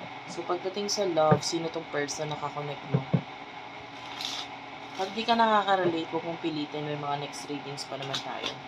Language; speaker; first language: Filipino; native; Filipino